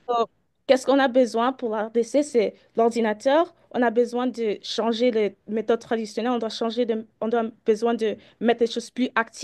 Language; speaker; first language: French; early bilingual, heritage; French